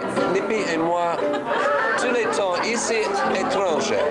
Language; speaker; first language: French; non-native, learner; English